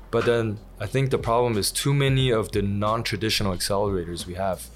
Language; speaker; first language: English; native; English